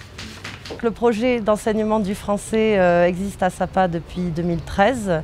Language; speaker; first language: French; native; French